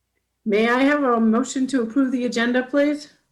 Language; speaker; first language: English; native; English